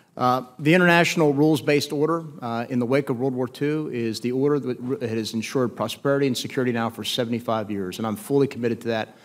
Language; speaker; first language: English; native; English